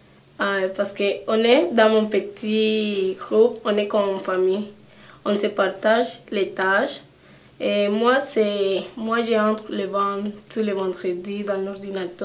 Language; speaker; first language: French; early bilingual, other home language; Spanish